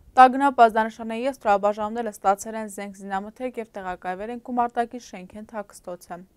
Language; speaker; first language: Armenian; early bilingual, heritage; Armenian